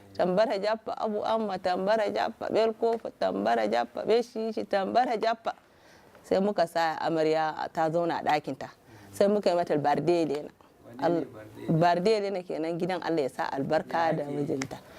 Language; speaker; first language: Hausa; non-native, local second language; Arabic